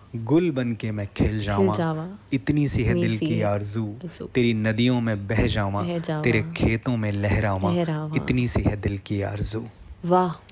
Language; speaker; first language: Hindi; native; Hindi